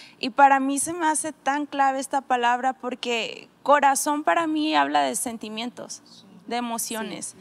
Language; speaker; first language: Spanish; native; Spanish